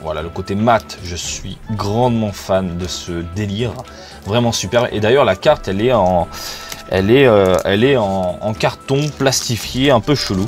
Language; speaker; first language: French; native; French